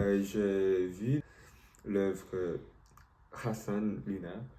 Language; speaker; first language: French; non-native, learner; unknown